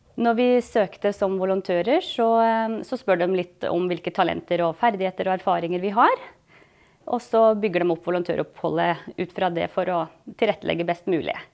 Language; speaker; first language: Norwegian; native; Norwegian